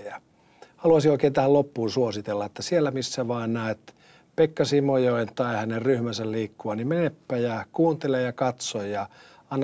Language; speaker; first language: Finnish; native; Finnish